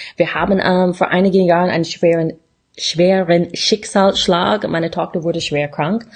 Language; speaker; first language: German; non-native, fluent; English